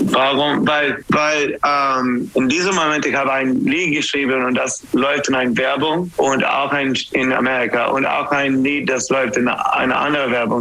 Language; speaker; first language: German; non-native, learner; English